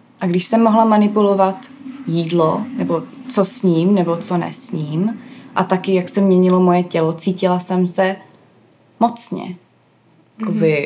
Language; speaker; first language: Czech; early bilingual, other home language; English